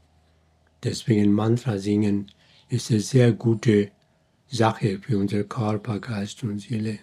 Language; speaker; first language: German; non-native, fluent; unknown